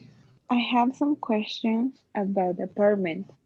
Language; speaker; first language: English; non-native, learner; Spanish